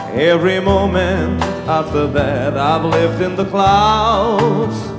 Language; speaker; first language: English; non-native, fluent; Italian